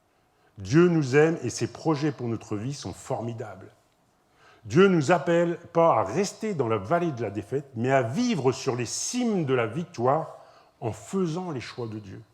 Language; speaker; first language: French; native; French